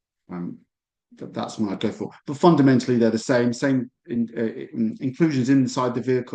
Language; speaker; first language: English; native; English